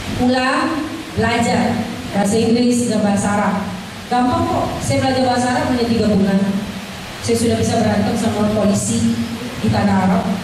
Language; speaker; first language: Indonesian; non-native, fluent; English